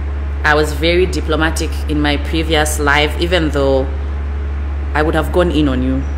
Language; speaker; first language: English; non-native, local second language; Bemba